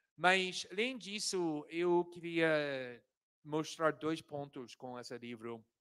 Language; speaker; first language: Portuguese; non-native, fluent; English